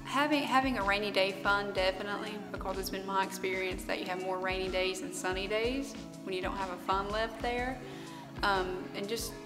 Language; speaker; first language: English; native; English